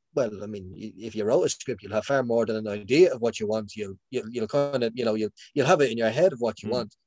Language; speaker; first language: English; native; English